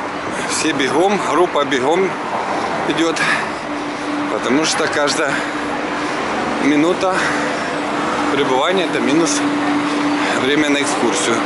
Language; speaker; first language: Russian; native; Russian